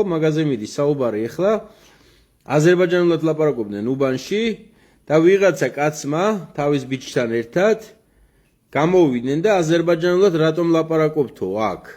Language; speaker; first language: Georgian; non-native, local second language; Azerbaijani